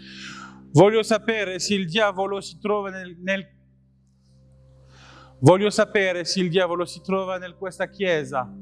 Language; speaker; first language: Italian; non-native, learner; French